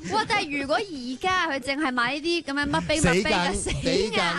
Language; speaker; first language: Cantonese; native; Cantonese